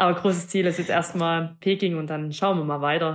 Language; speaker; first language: German; native; German